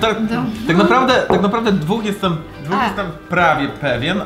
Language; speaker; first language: Polish; native; Polish